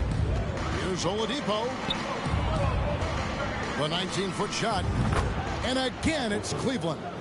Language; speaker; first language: English; native; English